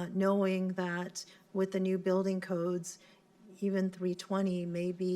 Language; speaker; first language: English; non-native, local second language; Cantonese